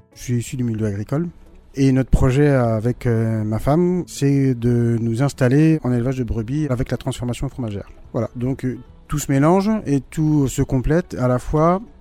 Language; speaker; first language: French; native; French